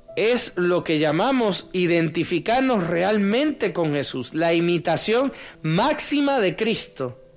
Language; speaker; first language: Spanish; native; Spanish